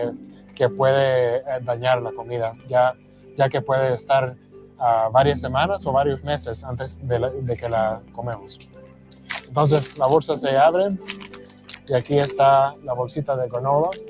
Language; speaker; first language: Spanish; early bilingual, heritage; Spanish